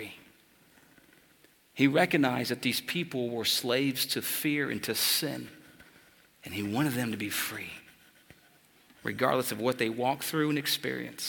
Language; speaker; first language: English; native; English